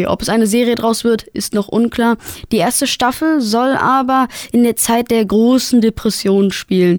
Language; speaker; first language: German; native; German